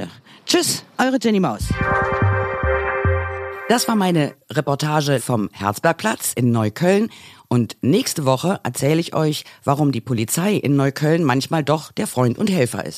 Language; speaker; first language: German; native; German